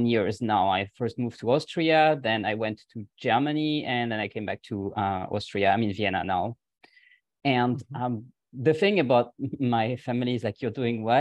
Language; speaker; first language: English; non-native, fluent; French